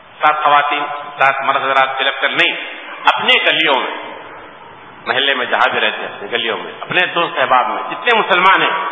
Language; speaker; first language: Urdu; native; Urdu